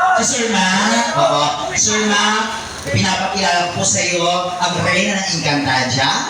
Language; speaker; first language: Filipino; non-native, local second language; Waray